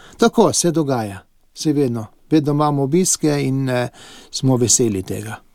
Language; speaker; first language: Slovenian; early bilingual, heritage; English